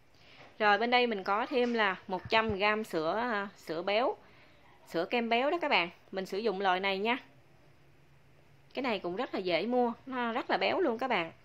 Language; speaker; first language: Vietnamese; native; Vietnamese